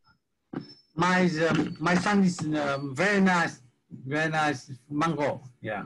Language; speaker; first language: English; non-native, learner; Vietnamese